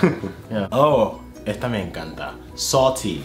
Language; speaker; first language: Spanish; non-native, fluent; English